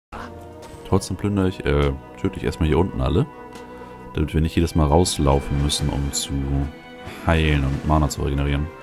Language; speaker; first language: German; native; German